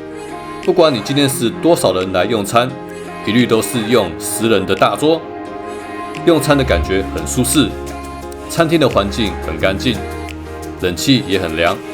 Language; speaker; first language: Chinese; native; Chinese